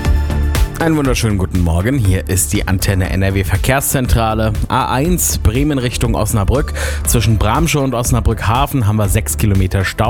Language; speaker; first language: German; native; German